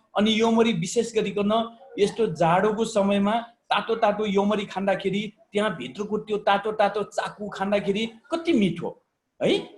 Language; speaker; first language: Nepali; non-native, local second language; Newari